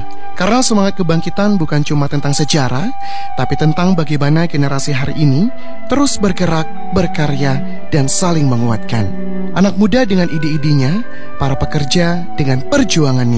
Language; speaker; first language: Indonesian; native; Indonesian